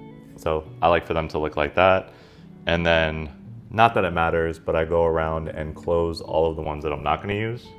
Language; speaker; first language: English; native; English